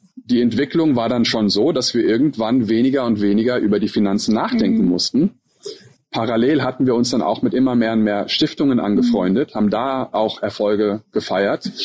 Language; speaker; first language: German; native; German